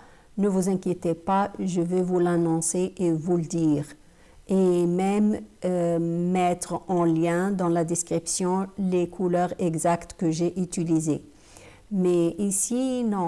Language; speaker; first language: French; non-native, fluent; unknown